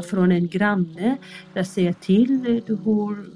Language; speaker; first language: Swedish; non-native, fluent; Persian